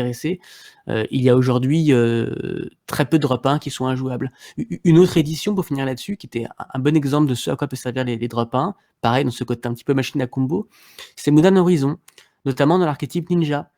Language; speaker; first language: French; native; French